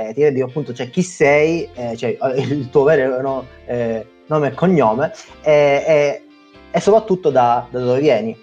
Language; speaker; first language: Italian; native; Italian